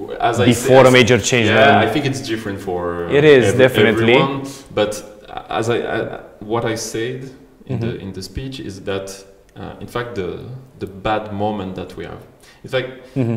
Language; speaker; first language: English; non-native, fluent; French